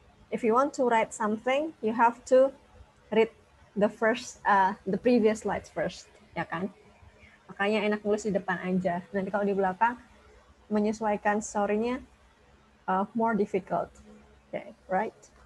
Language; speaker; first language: English; non-native, fluent; Indonesian